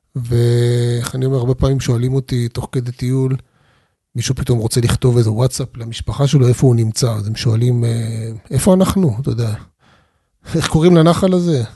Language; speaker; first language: Hebrew; native; Hebrew